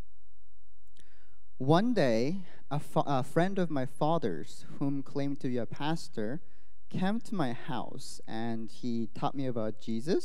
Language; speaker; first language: English; non-native, fluent; Korean